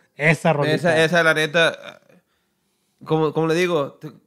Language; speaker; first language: Spanish; early bilingual, heritage; Spanish